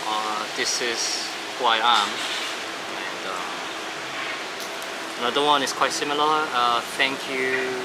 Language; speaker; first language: English; non-native, fluent; Korean